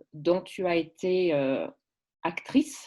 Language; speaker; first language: French; native; French